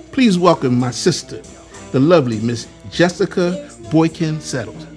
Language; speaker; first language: English; native; English